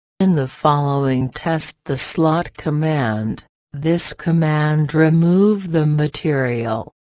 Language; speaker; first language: English; non-native, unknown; Persian